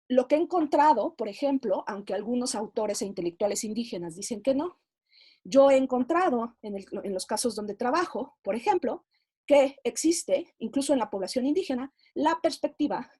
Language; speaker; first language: Spanish; native; Spanish